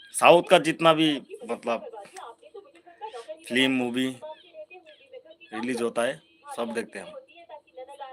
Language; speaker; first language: Hindi; non-native, local second language; Bangla